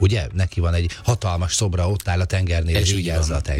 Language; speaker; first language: Hungarian; native; Hungarian